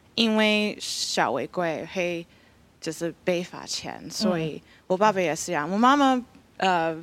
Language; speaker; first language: Chinese; non-native, fluent; English